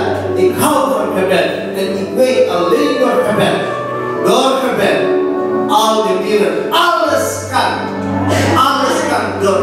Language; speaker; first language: Dutch; non-native, fluent; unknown